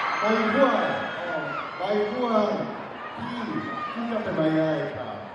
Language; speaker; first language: Thai; non-native, learner; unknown